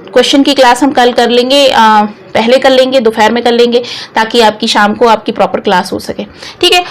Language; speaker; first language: Hindi; native; Hindi